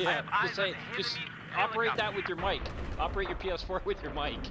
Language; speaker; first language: English; native; English